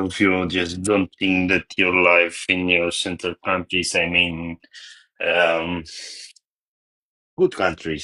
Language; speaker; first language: English; non-native, learner; Bulgarian